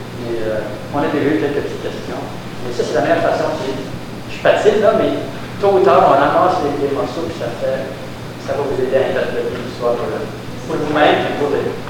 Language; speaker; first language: French; native; French